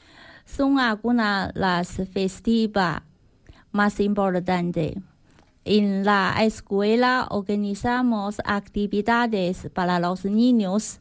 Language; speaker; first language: Spanish; non-native, learner; Chinese